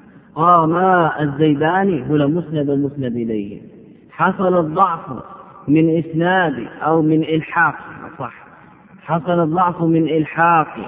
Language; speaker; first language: Arabic; native; Arabic